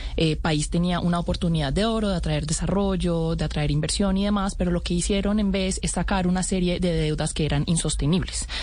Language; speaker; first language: Spanish; native; Spanish